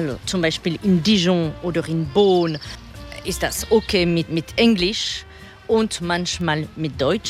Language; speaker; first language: German; non-native, fluent; French